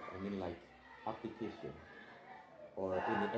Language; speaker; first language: English; non-native, learner; Indonesian